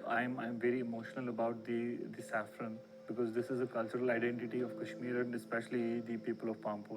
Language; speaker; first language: English; non-native, local second language; Kashmiri